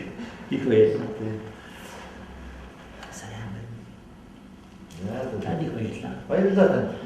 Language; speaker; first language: Mongolian; non-native, fluent; French